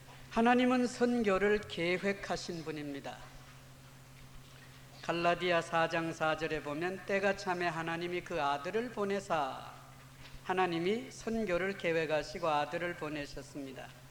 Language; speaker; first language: Korean; native; Korean